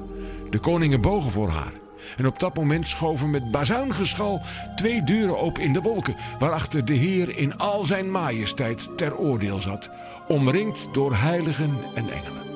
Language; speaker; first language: Dutch; native; Dutch